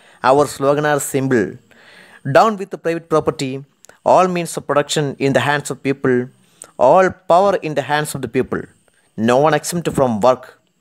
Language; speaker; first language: English; non-native, local second language; Malayalam